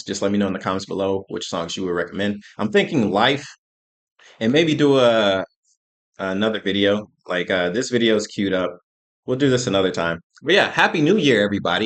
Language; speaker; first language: English; native; English